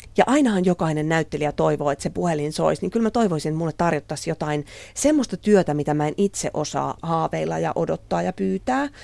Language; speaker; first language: Finnish; native; Finnish